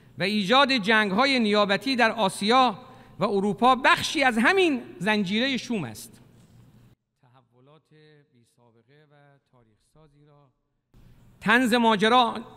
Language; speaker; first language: Persian; native; Persian